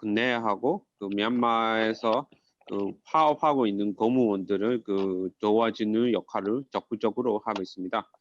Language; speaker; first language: Korean; non-native, fluent; Burmese